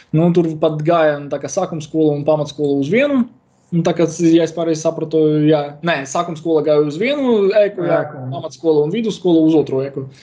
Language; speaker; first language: Latvian; non-native, local second language; Russian